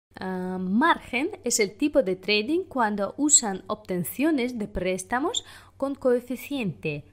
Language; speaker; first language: Spanish; non-native, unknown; Russian